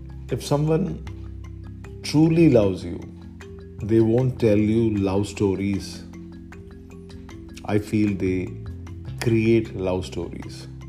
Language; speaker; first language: English; non-native, local second language; Malayalam